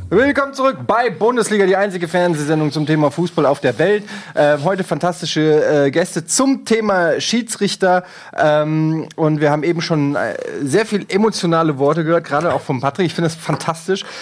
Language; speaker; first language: German; native; German